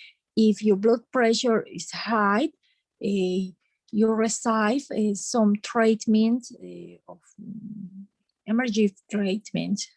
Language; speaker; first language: English; non-native, learner; Spanish